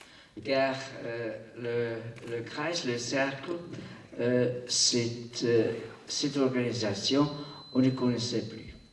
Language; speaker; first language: French; non-native, local second language; German